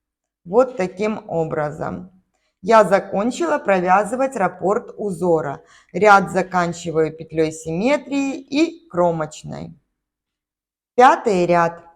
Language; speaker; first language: Russian; native; Russian